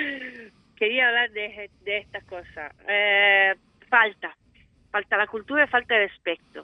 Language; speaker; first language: Spanish; non-native, fluent; Italian